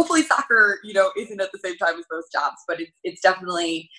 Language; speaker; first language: English; native; English